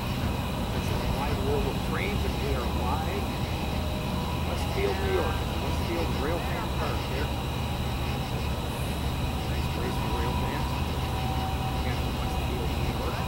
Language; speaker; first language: English; native; English